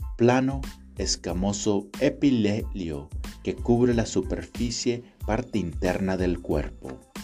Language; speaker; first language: Spanish; native; Spanish